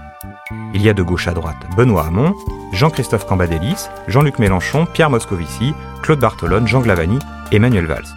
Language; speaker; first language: French; native; French